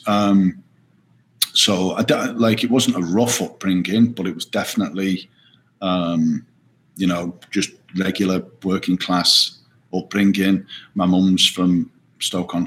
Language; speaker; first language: English; native; English